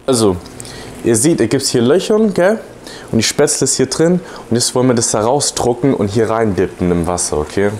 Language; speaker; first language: German; early bilingual, heritage; English